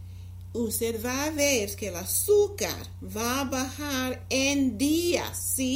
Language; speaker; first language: Spanish; non-native, fluent; English